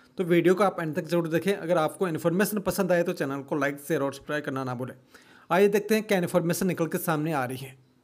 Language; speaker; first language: Hindi; native; Hindi